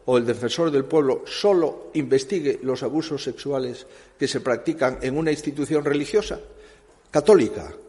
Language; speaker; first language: Spanish; non-native, local second language; Galician